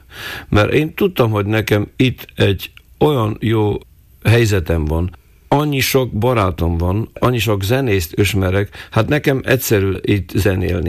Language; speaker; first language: Hungarian; non-native, local second language; Slovak